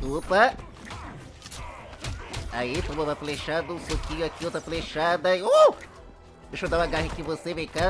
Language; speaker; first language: Portuguese; native; Portuguese